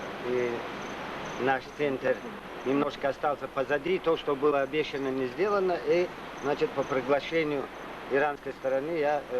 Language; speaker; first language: Russian; non-native, local second language; Tajik